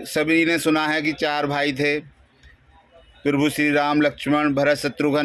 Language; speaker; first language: Hindi; native; Hindi